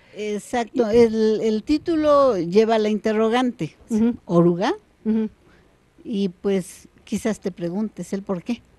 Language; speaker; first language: Spanish; native; Spanish